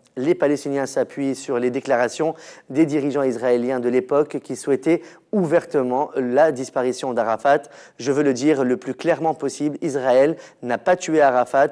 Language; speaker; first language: French; non-native, local second language; Arabic